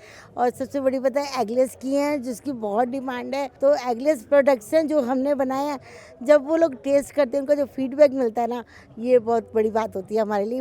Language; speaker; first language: Hindi; native; Hindi